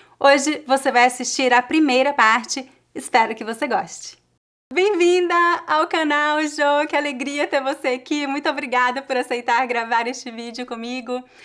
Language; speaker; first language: Portuguese; native; Portuguese